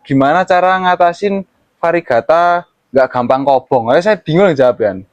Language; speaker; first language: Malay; non-native, local second language; Javanese